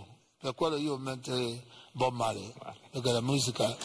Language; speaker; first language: Italian; non-native, learner; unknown